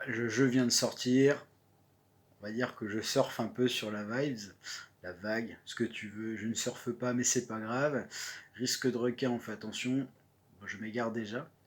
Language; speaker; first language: French; native; French